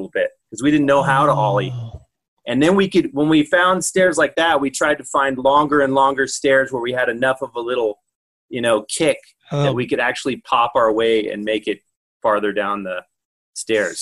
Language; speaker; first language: English; native; English